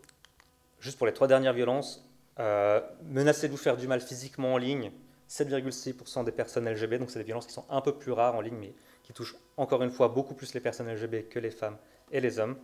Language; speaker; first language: French; native; French